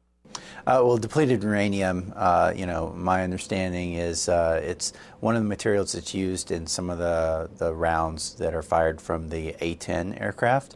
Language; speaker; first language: English; native; English